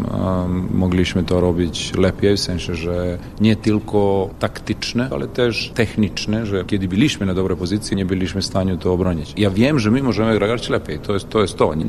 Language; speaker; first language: Polish; non-native, fluent; Serbian